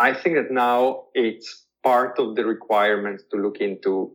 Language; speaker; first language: English; non-native, fluent; Hungarian